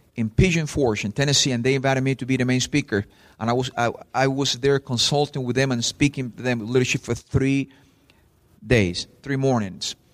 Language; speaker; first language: English; non-native, fluent; Spanish